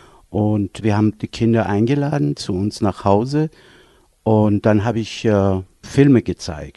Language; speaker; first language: German; non-native, fluent; Persian